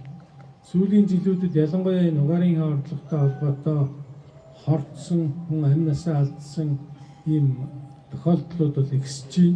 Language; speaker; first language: Mongolian; native; Mongolian